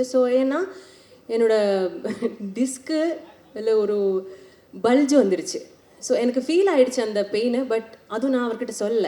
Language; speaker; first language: Tamil; non-native, learner; Malayalam